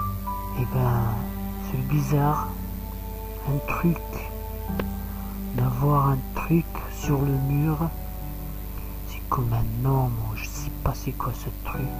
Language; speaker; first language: French; non-native, learner; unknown